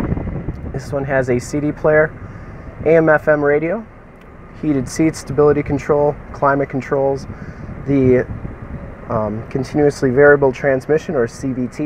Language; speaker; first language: English; native; English